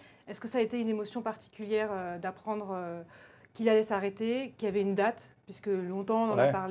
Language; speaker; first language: French; native; French